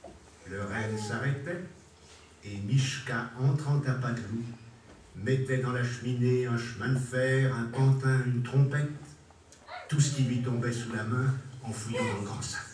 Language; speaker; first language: French; native; French